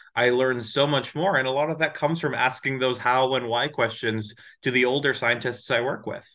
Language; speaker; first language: English; native; English